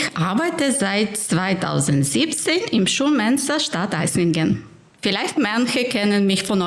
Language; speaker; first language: German; non-native, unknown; Ukrainian